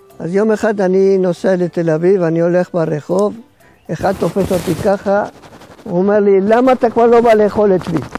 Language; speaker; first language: Hebrew; non-native, fluent; Spanish